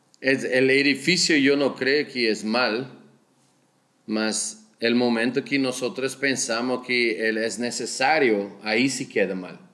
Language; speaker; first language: Spanish; non-native, learner; Dutch